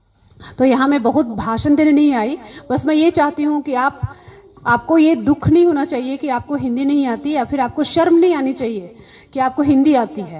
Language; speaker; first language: Hindi; native; Hindi